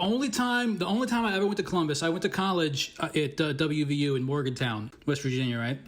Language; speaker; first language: English; native; English